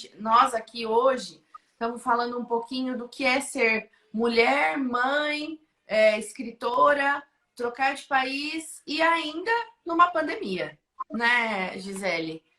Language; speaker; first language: Portuguese; native; Portuguese